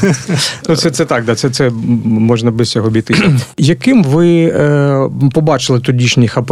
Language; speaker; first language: Ukrainian; native; Ukrainian